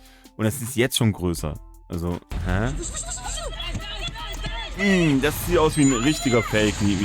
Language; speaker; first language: German; native; German